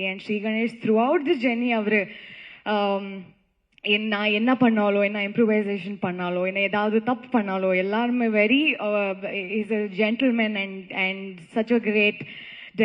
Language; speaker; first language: Tamil; non-native, learner; Kannada